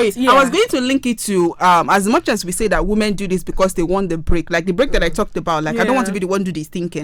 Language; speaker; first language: English; non-native, local second language; Yoruba